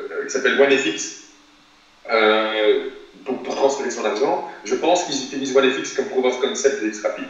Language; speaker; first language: French; native; French